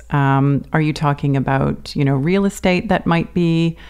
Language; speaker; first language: English; native; English